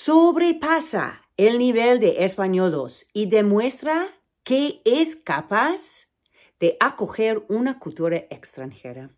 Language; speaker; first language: Spanish; non-native, fluent; English